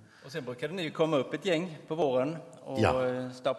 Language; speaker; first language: Swedish; native; Swedish